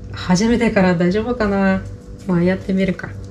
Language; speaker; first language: Japanese; non-native, learner; Russian